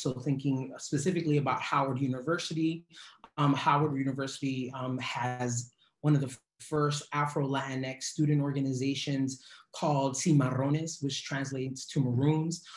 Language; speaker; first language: English; native; English